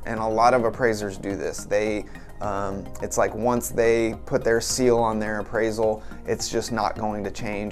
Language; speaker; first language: English; native; English